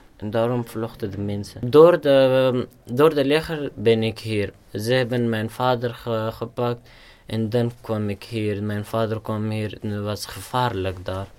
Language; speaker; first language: Dutch; non-native, learner; Urdu